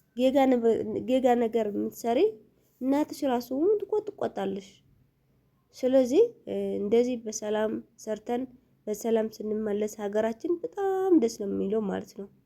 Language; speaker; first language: Amharic; non-native, local second language; Tigrinya